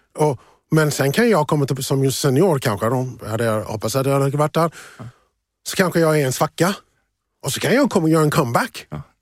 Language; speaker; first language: Swedish; early bilingual, other home language; English